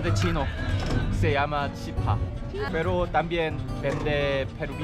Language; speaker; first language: Spanish; non-native, learner; Korean